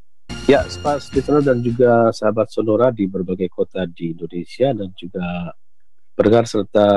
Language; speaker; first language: Indonesian; native; Indonesian